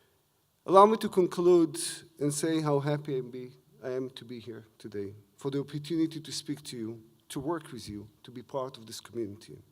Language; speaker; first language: English; non-native, fluent; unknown